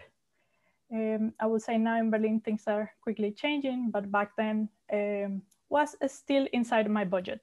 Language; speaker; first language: English; non-native, fluent; Spanish